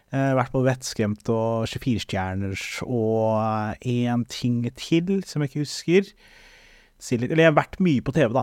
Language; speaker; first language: Norwegian; early bilingual, other home language; Somali